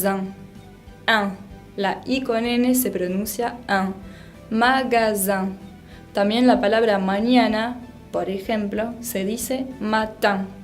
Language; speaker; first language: Spanish; non-native, fluent; French